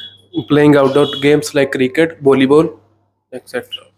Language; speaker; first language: English; non-native, learner; Punjabi